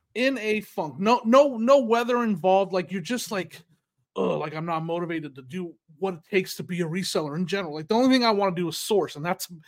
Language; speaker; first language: English; native; English